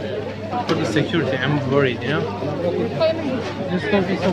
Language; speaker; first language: English; non-native, learner; Turkish